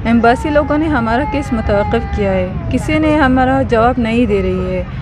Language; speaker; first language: Hindi; non-native, local second language; Persian